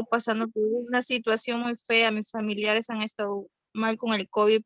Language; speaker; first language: Spanish; native; Spanish